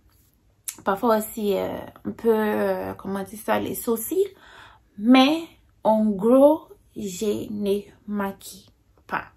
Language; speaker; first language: French; non-native, fluent; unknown